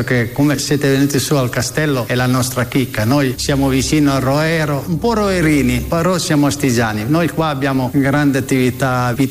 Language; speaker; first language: Italian; native; Italian